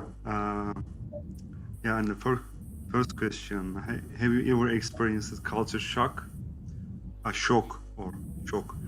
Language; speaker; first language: English; non-native, learner; Turkish